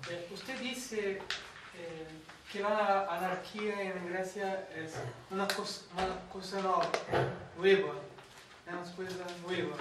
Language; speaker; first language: Spanish; non-native, learner; Portuguese